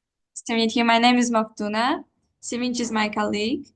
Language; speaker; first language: English; non-native, fluent; Uzbek